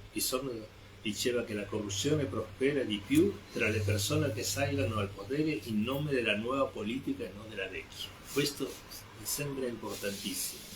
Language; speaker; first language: Italian; non-native, fluent; Spanish